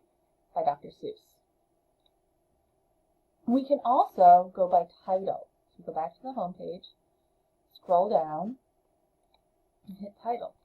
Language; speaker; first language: English; native; English